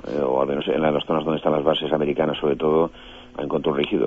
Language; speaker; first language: Spanish; native; Spanish